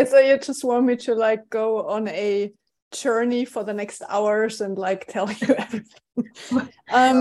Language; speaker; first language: English; non-native, fluent; German